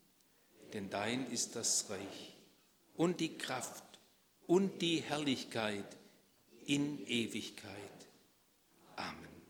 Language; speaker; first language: German; native; German